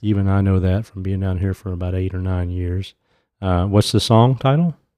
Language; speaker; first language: English; native; English